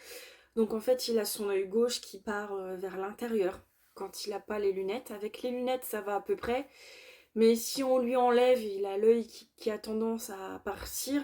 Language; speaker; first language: French; native; French